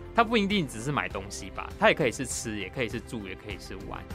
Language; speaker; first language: Chinese; native; Chinese